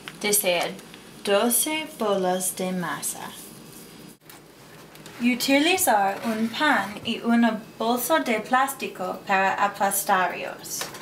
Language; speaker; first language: Spanish; non-native, learner; English